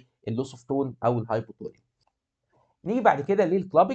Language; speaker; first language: Arabic; native; Arabic